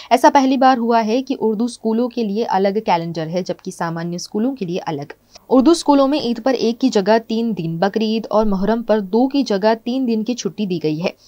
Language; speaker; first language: Hindi; native; Hindi